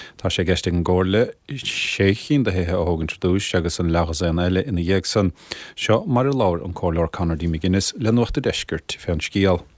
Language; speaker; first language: Irish; native; Irish